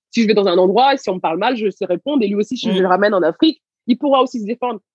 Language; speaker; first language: French; early bilingual, other home language; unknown